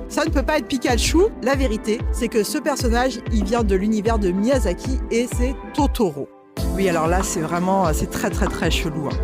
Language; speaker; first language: French; native; French